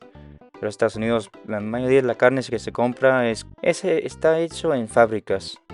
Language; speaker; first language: Spanish; non-native, learner; English